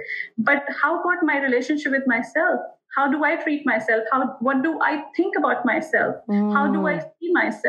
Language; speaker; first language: English; non-native, local second language; Hindi